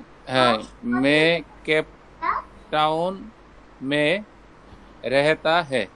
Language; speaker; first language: Hindi; non-native, learner; Bangla